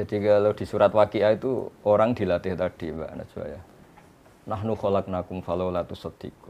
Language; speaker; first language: Indonesian; native; Indonesian